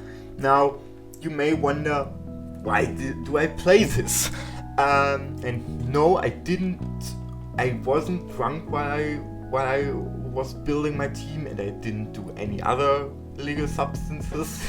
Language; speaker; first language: English; non-native, fluent; German